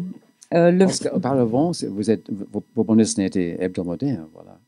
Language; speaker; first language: French; non-native, fluent; English